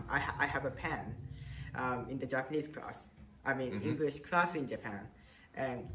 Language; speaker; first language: English; non-native, fluent; Japanese